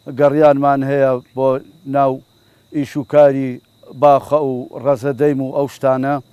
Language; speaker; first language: Central Kurdish; non-native, local second language; Gurani